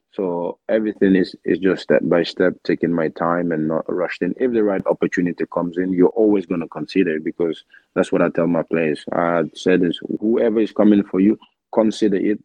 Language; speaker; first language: English; non-native, local second language; Wolof